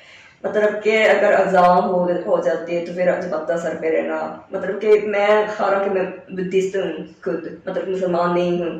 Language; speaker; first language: Hindi; non-native, fluent; Japanese